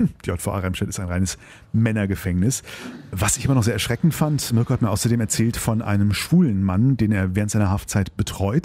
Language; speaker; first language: German; native; German